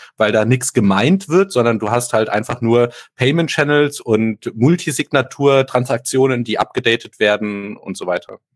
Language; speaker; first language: German; native; German